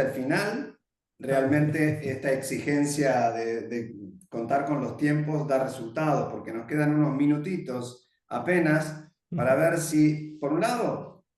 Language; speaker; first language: Spanish; native; Spanish